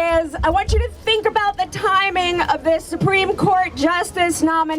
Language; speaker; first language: English; native; English